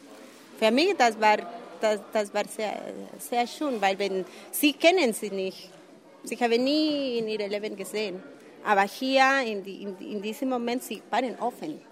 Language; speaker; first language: German; non-native, learner; Spanish